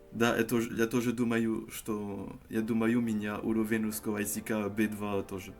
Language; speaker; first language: Russian; non-native, learner; French